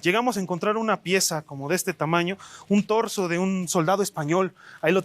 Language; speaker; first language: Spanish; native; Spanish